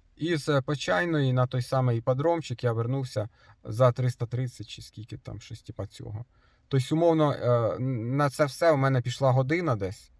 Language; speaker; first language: Ukrainian; non-native, local second language; Russian